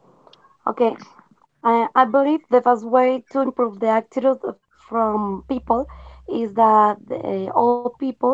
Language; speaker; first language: English; non-native, learner; Spanish